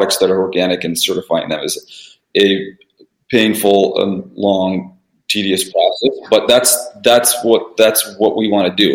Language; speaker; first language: English; early bilingual, other home language; Russian